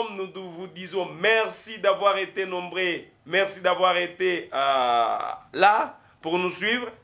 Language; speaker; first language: French; non-native, local second language; Lingala